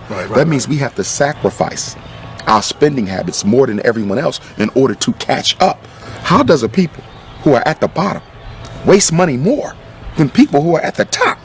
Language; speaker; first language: English; native; English